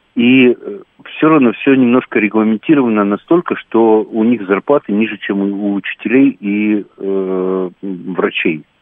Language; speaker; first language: Russian; native; Russian